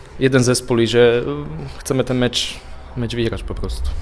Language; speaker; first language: Polish; non-native, learner; Slovak